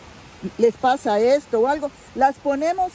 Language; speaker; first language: Spanish; native; Spanish